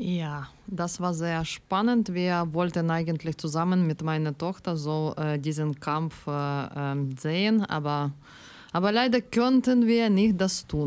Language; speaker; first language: German; non-native, learner; Ukrainian